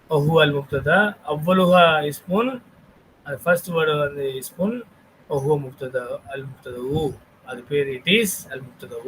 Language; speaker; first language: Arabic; non-native, fluent; Tamil